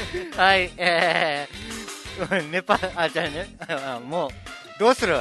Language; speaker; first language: Japanese; native; Japanese